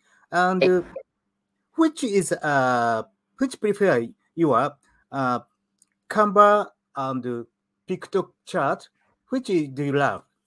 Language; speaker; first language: English; non-native, learner; Japanese